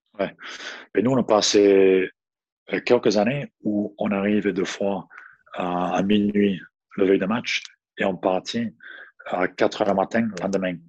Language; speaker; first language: French; non-native, fluent; English